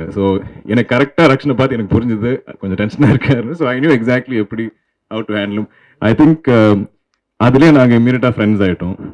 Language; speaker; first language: Tamil; non-native, local second language; Malayalam